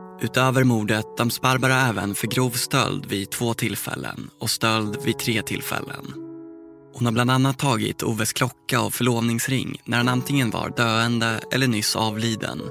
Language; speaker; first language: Swedish; native; Swedish